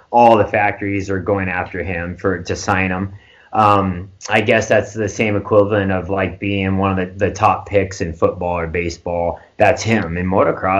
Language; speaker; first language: English; native; English